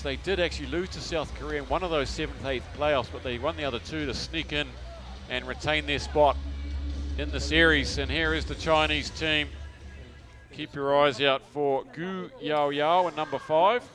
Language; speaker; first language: English; native; English